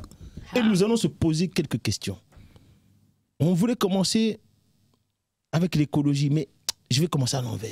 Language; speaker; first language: French; native; French